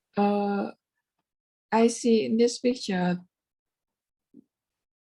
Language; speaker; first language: English; non-native, learner; Vietnamese